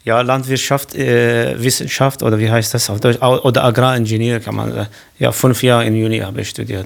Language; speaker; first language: German; non-native, learner; Kurdish